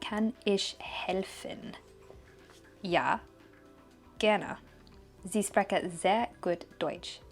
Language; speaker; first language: German; non-native, learner; English